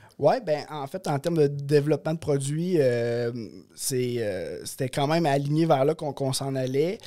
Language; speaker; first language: French; native; French